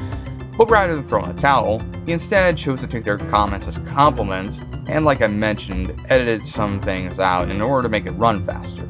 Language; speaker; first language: English; native; English